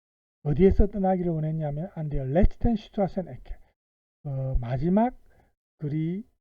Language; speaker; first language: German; non-native, fluent; Korean